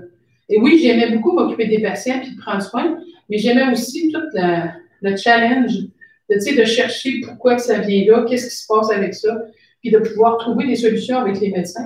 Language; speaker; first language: French; native; French